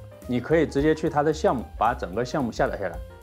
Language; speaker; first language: Chinese; native; Chinese